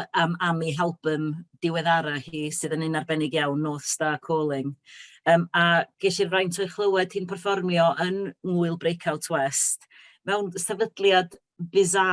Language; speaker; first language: Welsh; native; Welsh